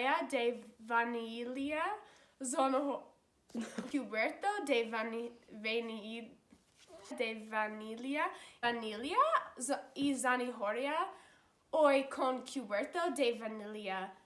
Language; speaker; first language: Spanish; non-native, learner; English